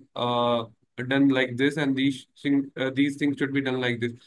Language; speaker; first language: English; non-native, local second language; Hindi